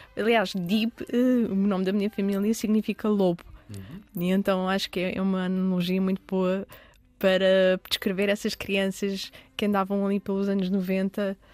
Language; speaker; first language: Portuguese; early bilingual, other home language; Arabic